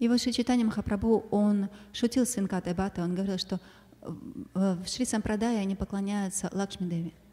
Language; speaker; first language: Russian; native; Russian